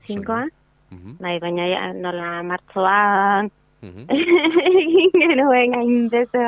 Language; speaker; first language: Basque; non-native, local second language; Spanish